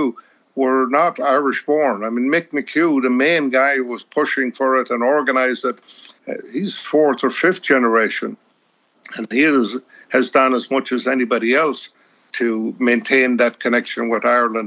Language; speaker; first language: English; native; English